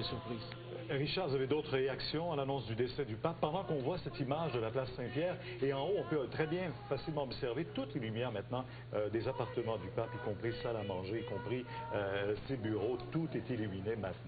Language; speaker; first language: French; native; French